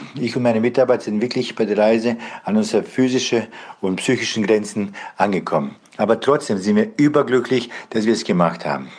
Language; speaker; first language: German; non-native, fluent; Bosnian